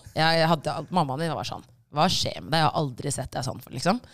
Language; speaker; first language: Norwegian; early bilingual, other home language; Tigrinya